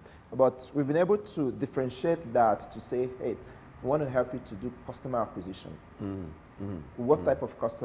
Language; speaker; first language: English; non-native, local second language; Igbo